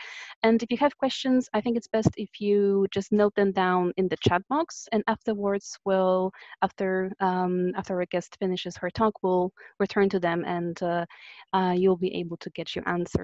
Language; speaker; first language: English; non-native, fluent; Polish